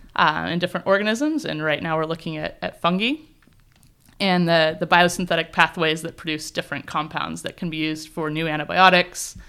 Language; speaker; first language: English; native; English